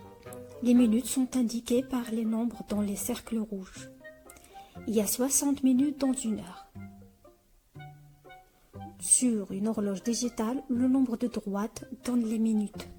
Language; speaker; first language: French; non-native, local second language; Arabic